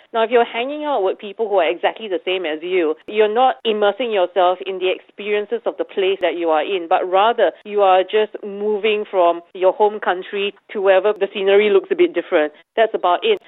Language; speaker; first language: English; native; English